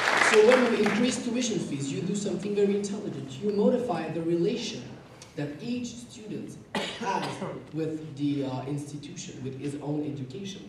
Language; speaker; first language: English; non-native, fluent; French